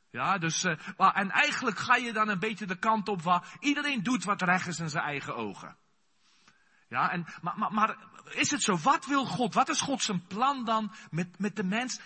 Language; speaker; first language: Dutch; non-native, fluent; Afrikaans